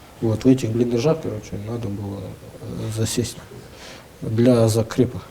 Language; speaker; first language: Russian; native; Russian